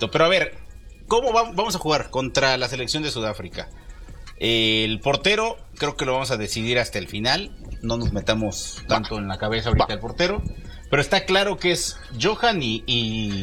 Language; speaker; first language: Spanish; native; Spanish